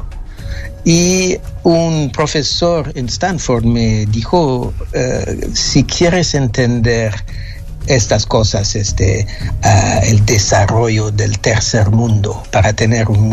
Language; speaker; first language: Spanish; non-native, fluent; French